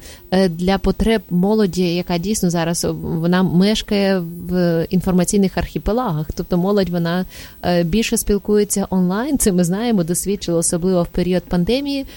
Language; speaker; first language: Ukrainian; native; Ukrainian